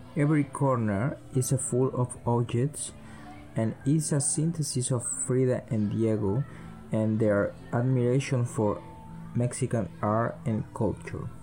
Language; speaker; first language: English; early bilingual, other home language; Spanish